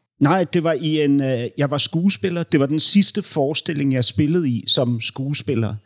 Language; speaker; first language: Danish; native; Danish